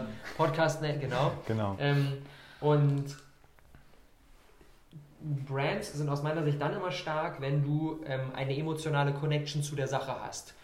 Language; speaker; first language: German; native; German